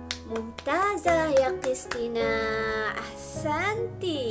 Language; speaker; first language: Arabic; non-native, fluent; Malay